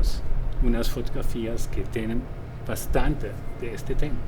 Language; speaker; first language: Spanish; non-native, fluent; German